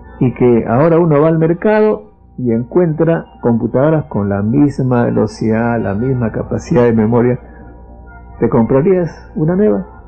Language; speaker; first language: Spanish; native; Spanish